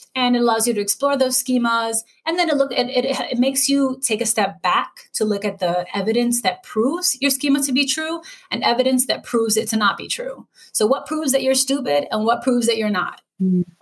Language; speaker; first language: English; native; English